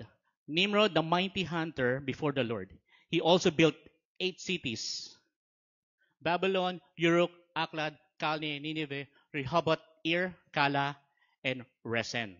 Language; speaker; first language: English; non-native, local second language; Filipino